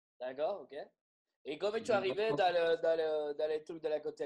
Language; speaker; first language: French; non-native, learner; Spanish